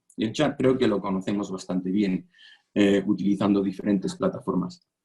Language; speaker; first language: Spanish; non-native, fluent; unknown